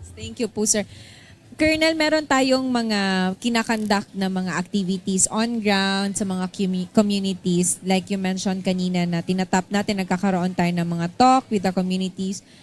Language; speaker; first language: Filipino; non-native, local second language; Chavacano